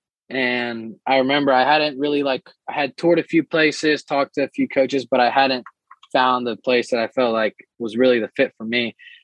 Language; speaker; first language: English; early bilingual, other home language; Portuguese